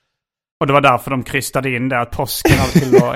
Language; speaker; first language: Swedish; native; Swedish